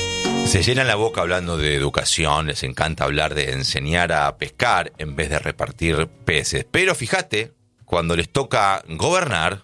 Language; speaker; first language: Spanish; native; Spanish